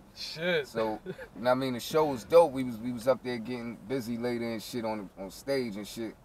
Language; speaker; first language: English; native; English